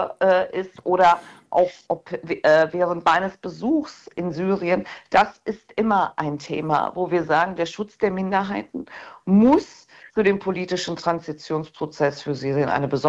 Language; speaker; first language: German; early bilingual, other home language; Turkish